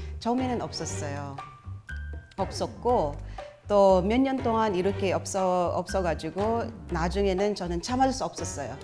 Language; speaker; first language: Korean; non-native, fluent; Filipino